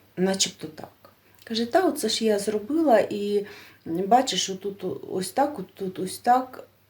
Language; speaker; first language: Ukrainian; native; Ukrainian